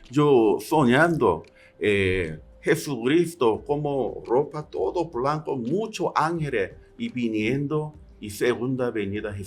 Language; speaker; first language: Spanish; non-native, learner; Korean